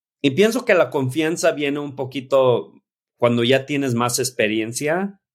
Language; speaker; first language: Spanish; early bilingual, heritage; Spanish